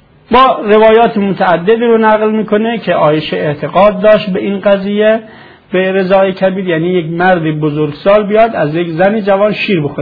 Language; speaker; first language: Persian; native; Persian